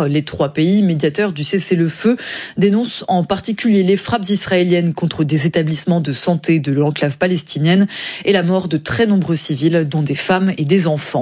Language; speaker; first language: French; native; French